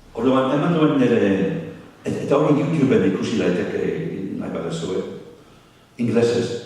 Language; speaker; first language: Basque; non-native, fluent; English